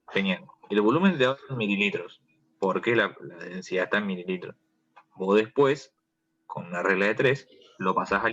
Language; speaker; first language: Spanish; native; Spanish